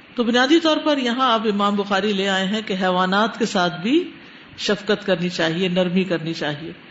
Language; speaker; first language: Urdu; native; Urdu